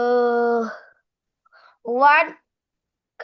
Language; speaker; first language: English; non-native, learner; Vietnamese